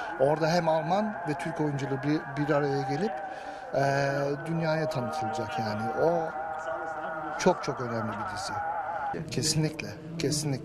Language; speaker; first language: Turkish; early bilingual, heritage; Turkish